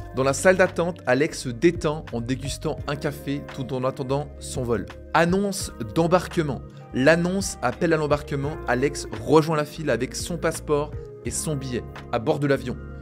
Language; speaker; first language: French; native; French